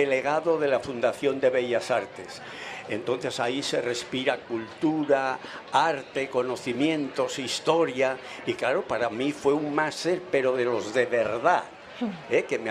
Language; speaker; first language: Spanish; native; Spanish